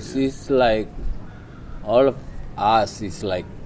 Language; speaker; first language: English; non-native, learner; Indonesian